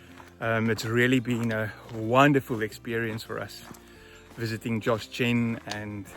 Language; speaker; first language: English; non-native, local second language; Afrikaans